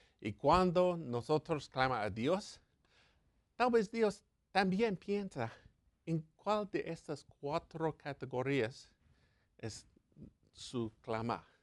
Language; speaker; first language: Spanish; non-native, learner; English